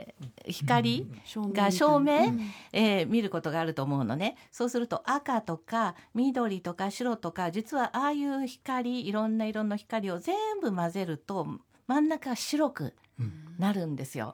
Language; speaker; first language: Japanese; native; Japanese